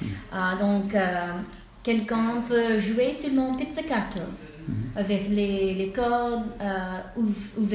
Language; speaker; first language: French; non-native, fluent; English